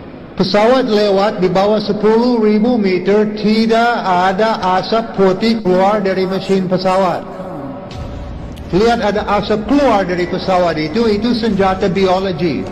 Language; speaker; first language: Indonesian; non-native, learner; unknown